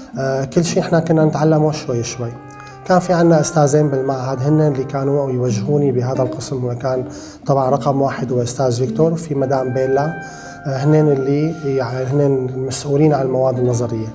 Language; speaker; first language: Arabic; native; Arabic